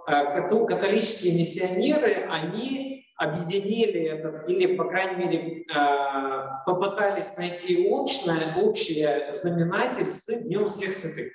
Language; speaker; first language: Russian; native; Russian